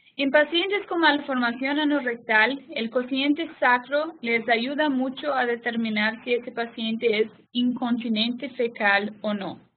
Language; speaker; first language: Spanish; non-native, fluent; Portuguese